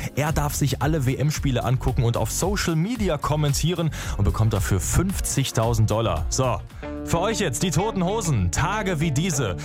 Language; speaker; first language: German; native; German